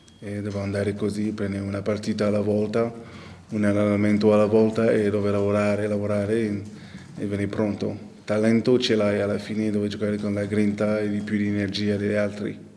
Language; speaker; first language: Italian; non-native, local second language; French